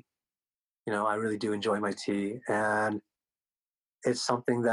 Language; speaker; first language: English; early bilingual, other home language; Korean